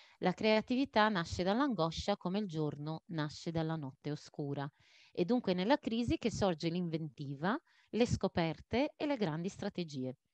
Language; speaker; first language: Italian; non-native, fluent; Maltese